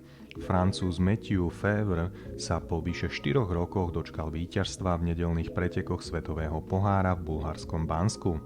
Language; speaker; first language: Slovak; native; Slovak